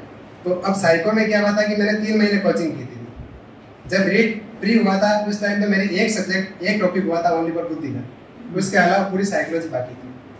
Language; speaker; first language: Hindi; non-native, local second language; Marwari